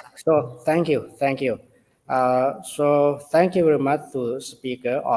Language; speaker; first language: English; non-native, learner; Thai